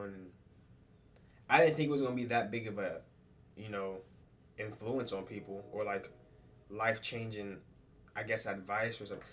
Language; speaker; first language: English; native; English